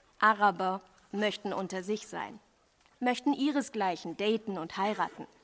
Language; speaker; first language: German; native; German